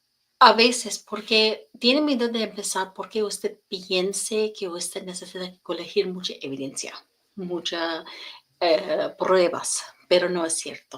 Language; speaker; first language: Spanish; non-native, learner; English